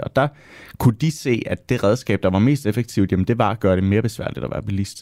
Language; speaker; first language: Danish; native; Danish